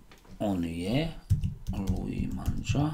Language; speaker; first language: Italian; non-native, learner; Slovak